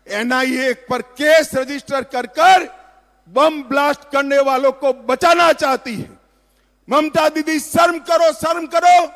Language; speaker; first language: Hindi; non-native, local second language; Gujarati